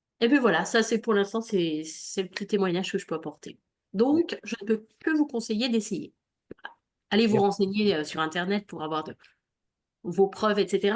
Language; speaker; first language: French; native; French